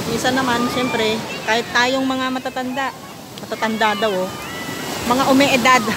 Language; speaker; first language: Filipino; native; Filipino